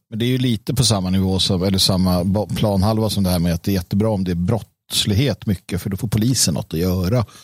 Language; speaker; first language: Swedish; native; Swedish